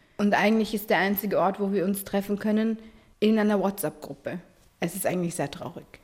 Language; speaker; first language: German; early bilingual, other home language; Arabic